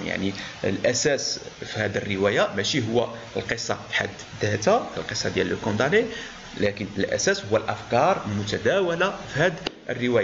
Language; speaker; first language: Arabic; native; Arabic